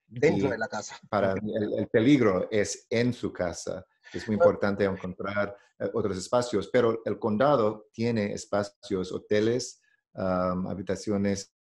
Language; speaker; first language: Spanish; non-native, learner; English